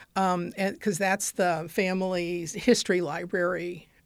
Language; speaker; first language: English; native; English